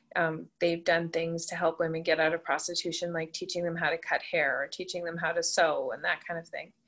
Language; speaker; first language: English; native; English